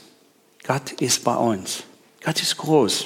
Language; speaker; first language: German; non-native, learner; Persian